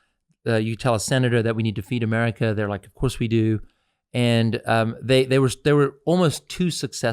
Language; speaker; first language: English; native; English